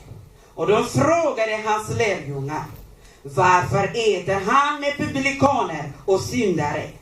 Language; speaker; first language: Swedish; non-native, learner; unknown